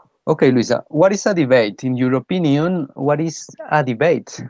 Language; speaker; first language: English; non-native, fluent; Spanish